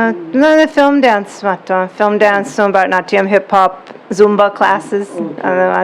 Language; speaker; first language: Tamil; non-native, learner; English